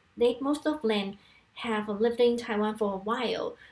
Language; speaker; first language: English; non-native, fluent; Chinese